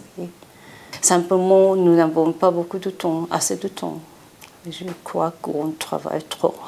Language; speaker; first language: French; non-native, learner; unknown